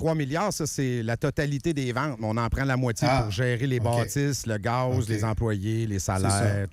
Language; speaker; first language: French; native; French